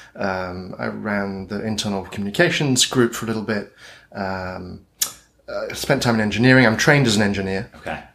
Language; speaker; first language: English; native; English